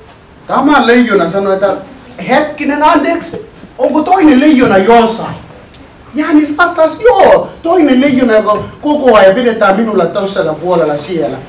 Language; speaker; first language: Finnish; non-native, learner; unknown